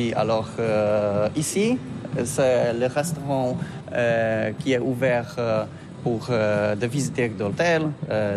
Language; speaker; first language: French; non-native, learner; Polish